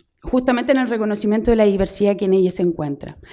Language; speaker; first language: Spanish; native; Spanish